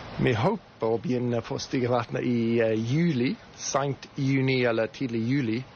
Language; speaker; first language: Norwegian; non-native, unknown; English